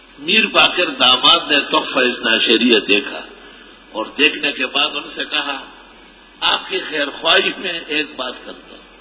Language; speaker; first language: Urdu; non-native, local second language; Pashto